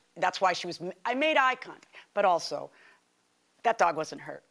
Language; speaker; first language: English; native; English